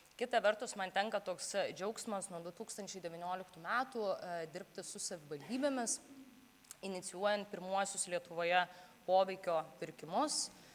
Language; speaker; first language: Lithuanian; native; Lithuanian